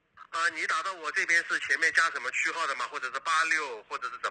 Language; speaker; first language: Chinese; native; Chinese